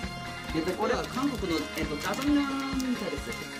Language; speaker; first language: Japanese; non-native, learner; Korean